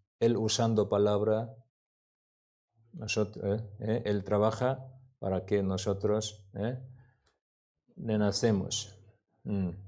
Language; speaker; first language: Spanish; non-native, learner; Korean